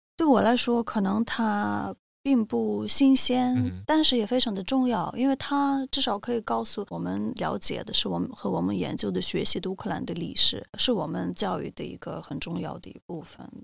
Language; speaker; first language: Chinese; non-native, fluent; Russian